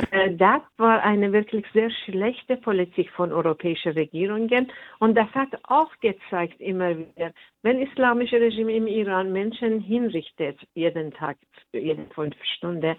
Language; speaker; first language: German; non-native, fluent; Persian